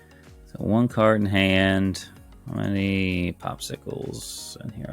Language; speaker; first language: English; native; English